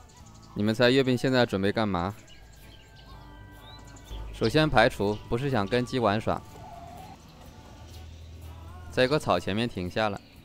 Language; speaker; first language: Chinese; native; Chinese